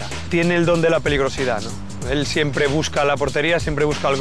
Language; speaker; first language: Spanish; native; Spanish